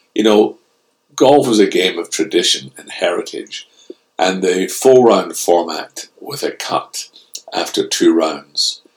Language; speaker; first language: English; native; English